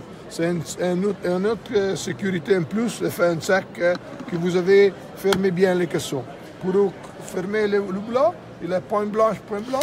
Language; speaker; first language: French; non-native, fluent; Italian